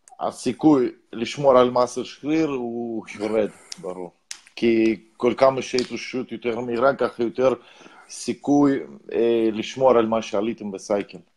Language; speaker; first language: Hebrew; non-native, fluent; Russian